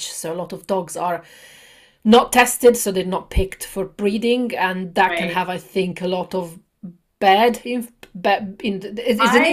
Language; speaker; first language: English; non-native, fluent; Italian